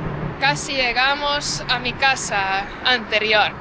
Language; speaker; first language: Spanish; non-native, fluent; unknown